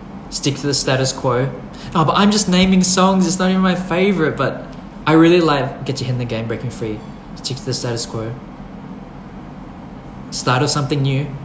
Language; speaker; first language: English; early bilingual, other home language; Thai